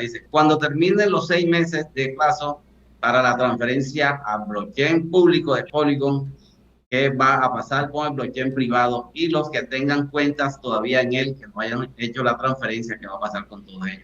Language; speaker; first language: Spanish; native; Spanish